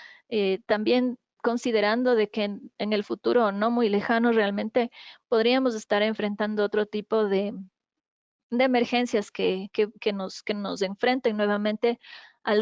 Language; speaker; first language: Spanish; native; Spanish